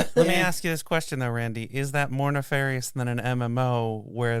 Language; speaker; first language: English; native; English